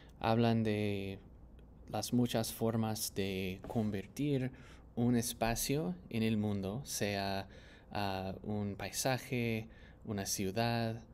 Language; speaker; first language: Spanish; non-native, fluent; English